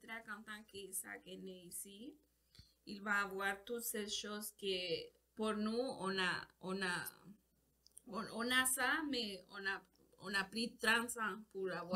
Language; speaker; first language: French; non-native, learner; Spanish